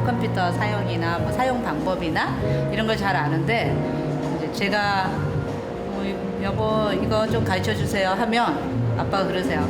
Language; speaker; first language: Korean; native; Korean